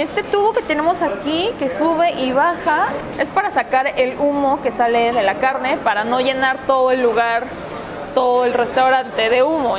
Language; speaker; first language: Spanish; early bilingual, other home language; Korean